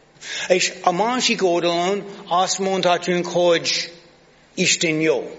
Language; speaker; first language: Hungarian; non-native, fluent; English